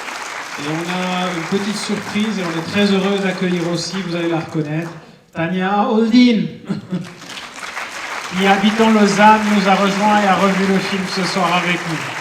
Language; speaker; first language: French; native; French